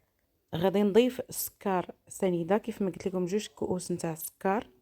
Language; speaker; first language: Arabic; native; Arabic